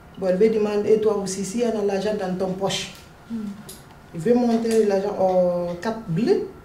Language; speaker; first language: French; non-native, learner; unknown